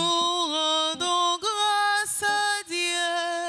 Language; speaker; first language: French; non-native, local second language; Haitian Creole